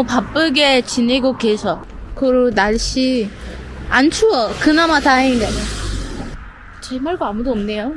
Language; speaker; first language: Korean; non-native, fluent; Arabic